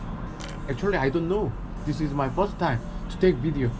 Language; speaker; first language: English; non-native, learner; Korean